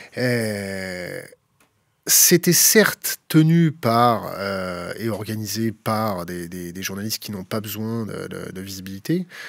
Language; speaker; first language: French; native; French